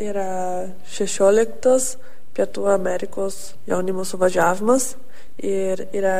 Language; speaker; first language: Lithuanian; early bilingual, heritage; Lithuanian